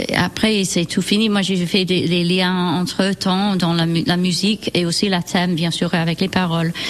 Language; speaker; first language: French; non-native, learner; English